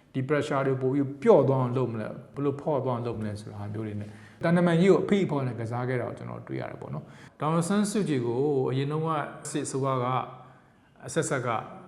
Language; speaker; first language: Burmese; native; Burmese